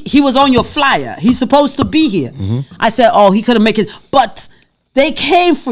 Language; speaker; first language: English; native; English